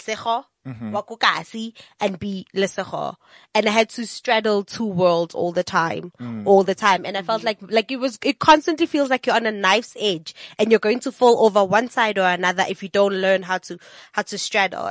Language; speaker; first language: English; non-native, local second language; Tswana